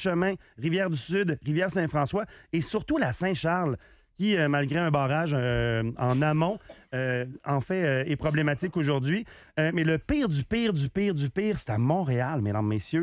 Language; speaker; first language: French; native; French